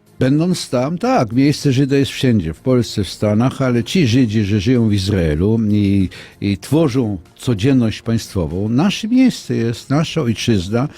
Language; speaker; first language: Polish; non-native, fluent; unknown